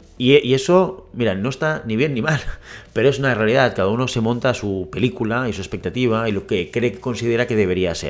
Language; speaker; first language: Spanish; native; Spanish